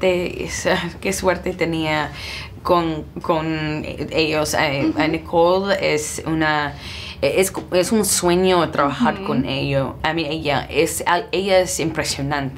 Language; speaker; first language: Spanish; non-native, learner; English